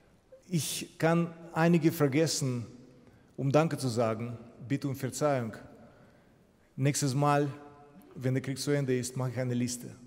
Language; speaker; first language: German; non-native, fluent; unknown